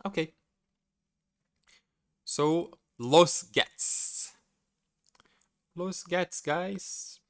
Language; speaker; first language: German; non-native, learner; Portuguese